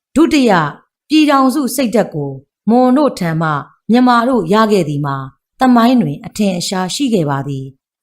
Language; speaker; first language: Burmese; native; Burmese